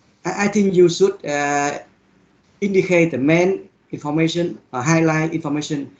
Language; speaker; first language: English; non-native, learner; Vietnamese